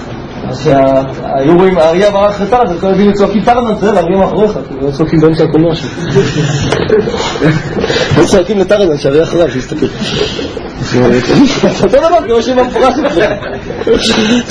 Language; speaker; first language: Hebrew; native; Hebrew